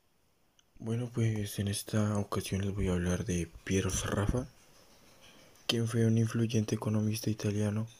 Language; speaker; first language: Spanish; native; Spanish